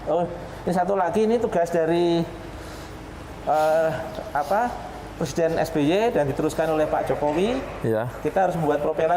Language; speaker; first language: Indonesian; native; Indonesian